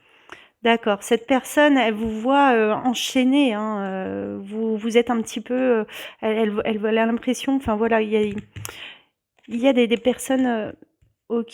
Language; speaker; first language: French; native; French